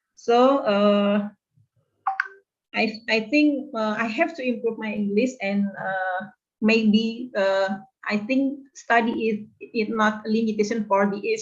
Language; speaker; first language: English; non-native, learner; Indonesian